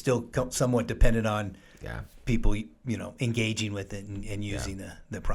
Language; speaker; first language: English; native; English